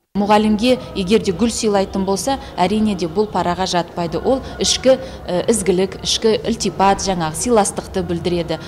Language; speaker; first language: Kazakh; native; Kazakh